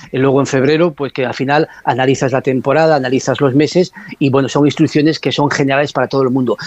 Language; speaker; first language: Spanish; native; Spanish